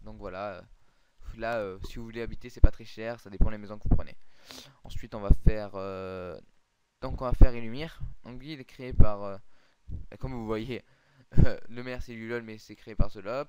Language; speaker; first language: French; native; French